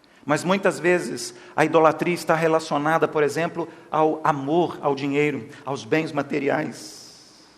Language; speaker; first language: Portuguese; native; Portuguese